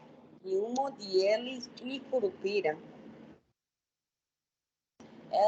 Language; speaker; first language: Portuguese; non-native, learner; Spanish